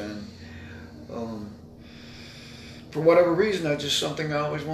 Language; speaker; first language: English; native; English